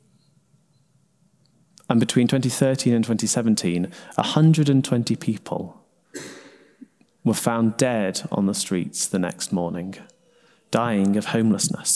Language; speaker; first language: English; native; English